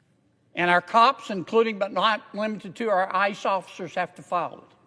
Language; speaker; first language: English; native; English